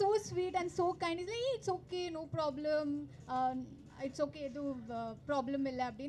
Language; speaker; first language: Tamil; non-native, learner; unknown